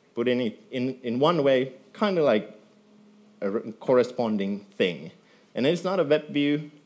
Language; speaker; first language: English; non-native, fluent; Finnish